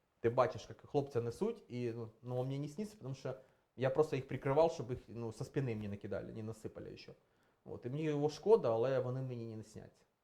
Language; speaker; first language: Ukrainian; non-native, local second language; Russian